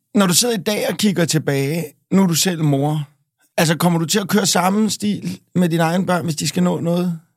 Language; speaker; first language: Danish; native; Danish